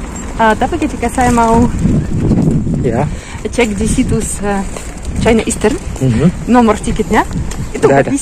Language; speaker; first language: Indonesian; non-native, learner; Russian